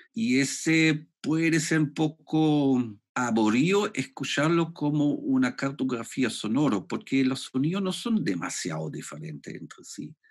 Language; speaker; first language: Spanish; non-native, fluent; German